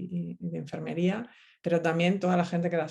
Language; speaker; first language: Spanish; native; Spanish